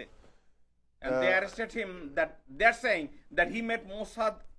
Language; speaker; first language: English; non-native, fluent; Bangla